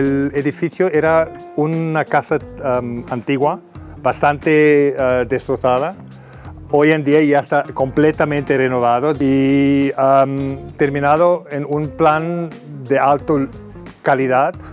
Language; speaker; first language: Spanish; non-native, fluent; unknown